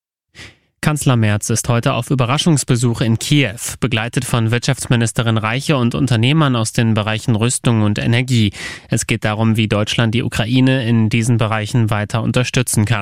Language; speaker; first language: German; native; German